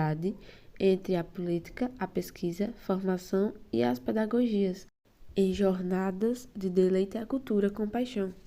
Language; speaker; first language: Portuguese; native; Portuguese